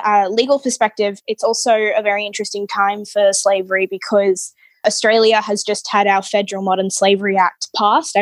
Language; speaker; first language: English; native; English